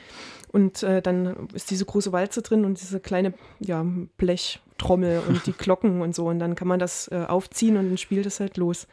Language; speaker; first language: German; native; German